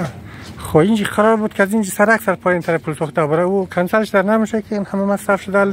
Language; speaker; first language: Persian; native; Persian